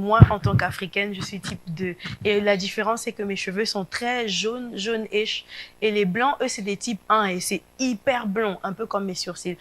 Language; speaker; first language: French; non-native, local second language; Lingala